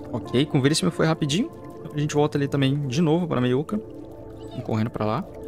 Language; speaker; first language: Portuguese; native; Portuguese